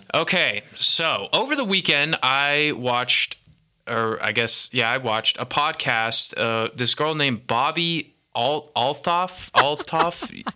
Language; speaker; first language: English; native; English